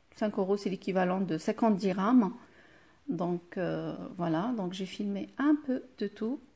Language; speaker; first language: French; non-native, local second language; Arabic